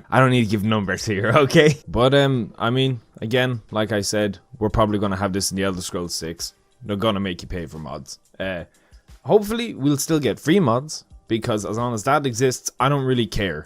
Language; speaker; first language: English; native; English